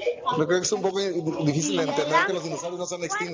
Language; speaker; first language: Spanish; native; Spanish